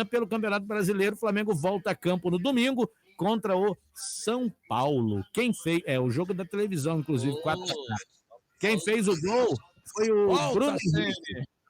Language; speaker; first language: Portuguese; native; Portuguese